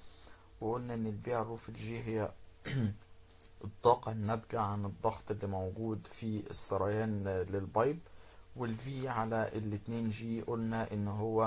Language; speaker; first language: Arabic; native; Arabic